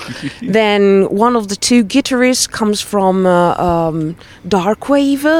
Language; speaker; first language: English; non-native, fluent; Italian